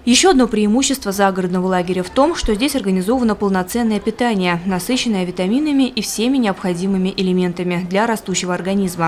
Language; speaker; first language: Russian; native; Russian